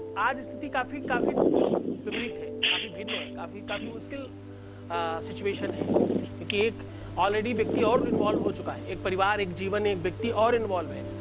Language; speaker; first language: Hindi; native; Hindi